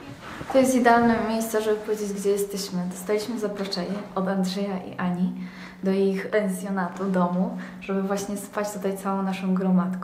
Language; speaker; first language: Polish; native; Polish